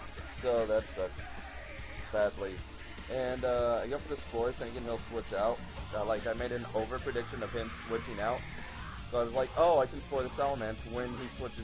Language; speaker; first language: English; native; English